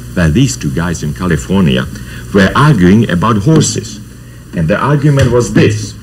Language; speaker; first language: English; non-native, fluent; Czech